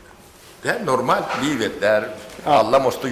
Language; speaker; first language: Swedish; non-native, learner; Turkmen